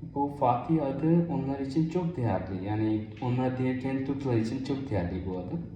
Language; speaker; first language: Turkish; non-native, fluent; Urdu